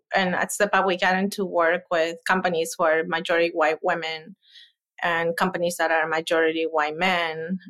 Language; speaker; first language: English; non-native, fluent; Spanish